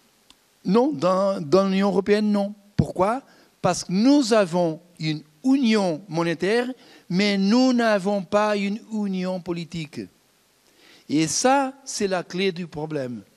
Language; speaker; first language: French; non-native, fluent; Portuguese